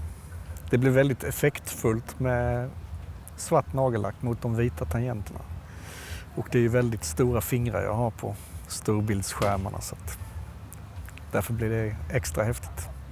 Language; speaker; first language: Swedish; native; Swedish